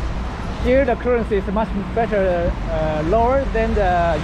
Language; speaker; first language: English; non-native, learner; Chinese